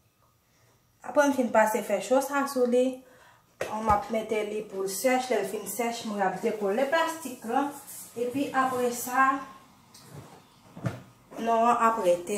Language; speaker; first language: French; non-native, learner; Haitian Creole